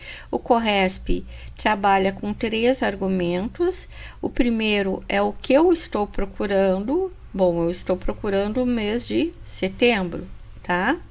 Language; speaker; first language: Portuguese; native; Portuguese